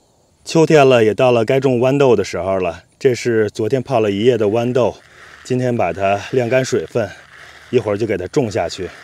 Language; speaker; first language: Chinese; native; Chinese